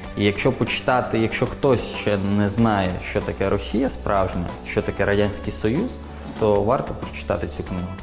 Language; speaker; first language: Ukrainian; non-native, local second language; Russian